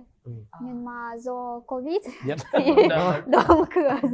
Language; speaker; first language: Vietnamese; non-native, fluent; Ukrainian